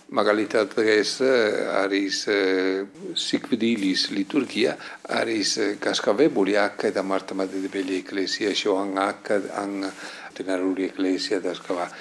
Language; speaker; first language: Georgian; non-native, fluent; Italian